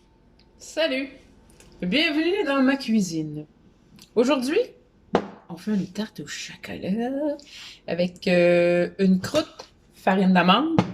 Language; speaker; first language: French; native; French